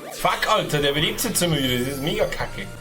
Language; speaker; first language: German; native; German